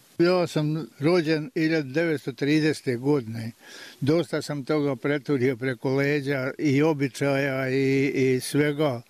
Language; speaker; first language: Serbian; native; Serbian